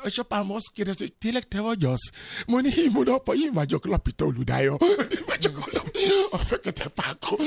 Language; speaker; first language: Hungarian; non-native, learner; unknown